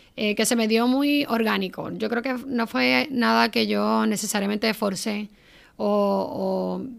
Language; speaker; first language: Spanish; native; Spanish